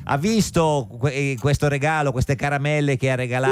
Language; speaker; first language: Italian; native; Italian